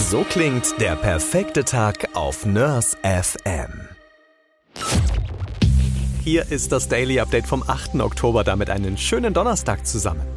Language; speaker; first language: German; native; German